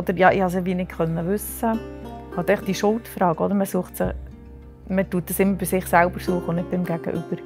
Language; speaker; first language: German; native; German